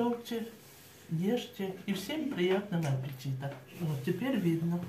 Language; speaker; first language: Russian; native; Russian